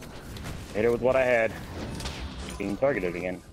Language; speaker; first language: English; native; English